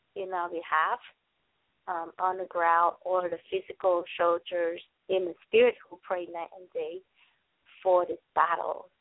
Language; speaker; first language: English; non-native, fluent; Vietnamese